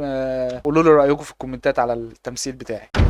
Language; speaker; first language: Arabic; native; Arabic